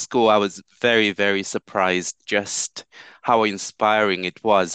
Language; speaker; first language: English; non-native, local second language; Bemba